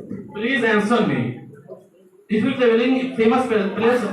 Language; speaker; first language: English; non-native, learner; Urdu